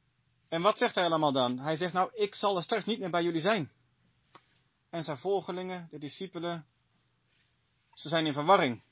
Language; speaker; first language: Dutch; native; Dutch